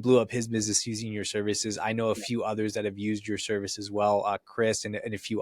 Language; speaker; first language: English; native; English